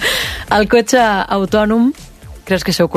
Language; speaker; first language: Catalan; native; Catalan